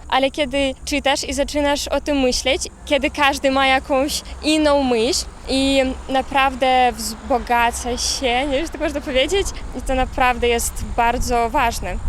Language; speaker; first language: Polish; non-native, fluent; Ukrainian